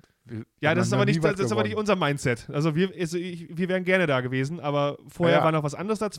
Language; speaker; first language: German; native; German